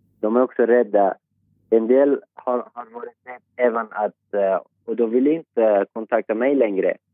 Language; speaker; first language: Swedish; non-native, fluent; Persian